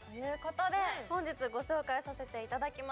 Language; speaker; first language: Japanese; native; Japanese